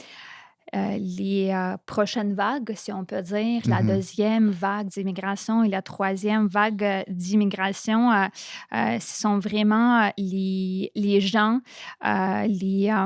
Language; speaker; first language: French; non-native, fluent; Ukrainian